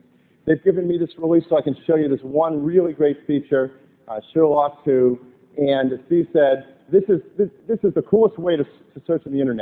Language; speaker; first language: English; native; English